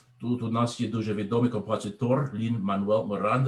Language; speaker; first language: Ukrainian; non-native, learner; English